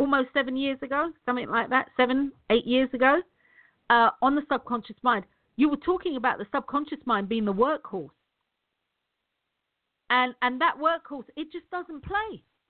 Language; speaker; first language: English; native; English